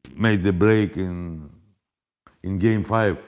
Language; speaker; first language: English; non-native, fluent; Greek